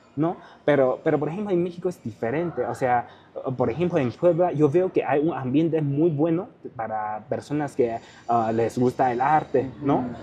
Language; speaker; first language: Spanish; non-native, fluent; Chinese